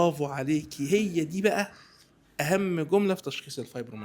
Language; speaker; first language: Arabic; native; Arabic